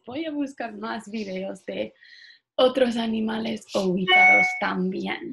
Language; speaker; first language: Spanish; non-native, fluent; English